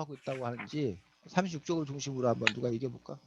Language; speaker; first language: Korean; native; Korean